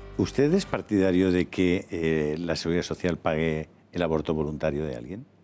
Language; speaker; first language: Spanish; native; Spanish